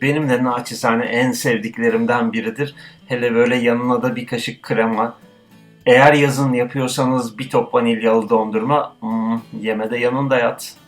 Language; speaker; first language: Turkish; native; Turkish